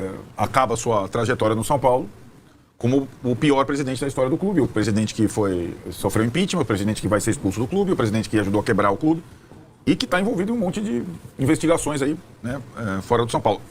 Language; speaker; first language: Portuguese; native; Portuguese